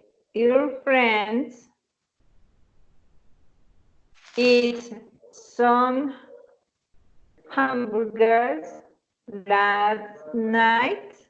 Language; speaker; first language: English; non-native, learner; Spanish